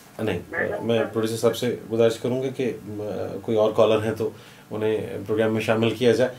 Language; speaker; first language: Urdu; native; Urdu